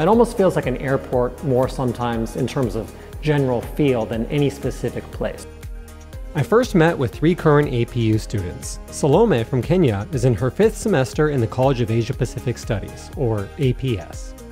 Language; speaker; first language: English; native; English